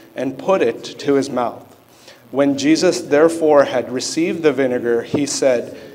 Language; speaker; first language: English; native; English